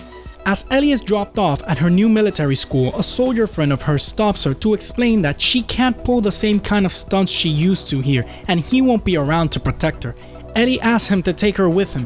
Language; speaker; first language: English; native; English